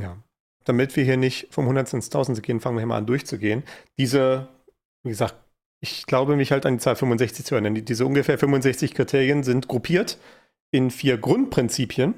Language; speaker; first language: German; native; German